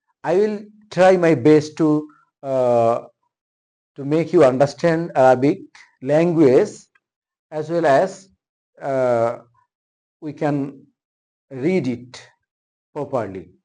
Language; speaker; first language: English; non-native, local second language; Bangla